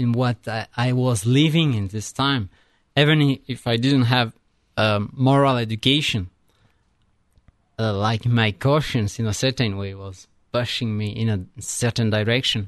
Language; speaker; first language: English; non-native, fluent; French